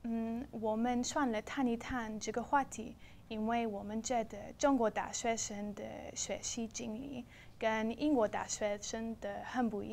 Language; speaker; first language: Chinese; non-native, learner; English